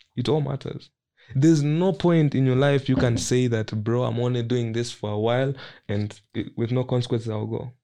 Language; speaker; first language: English; non-native, local second language; Nyanja